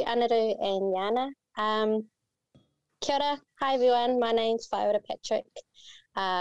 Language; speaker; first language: English; native; English